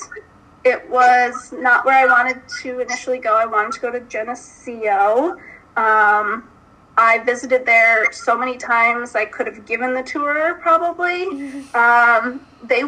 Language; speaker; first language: English; native; English